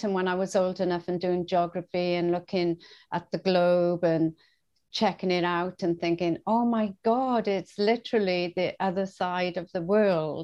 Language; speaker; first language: English; native; English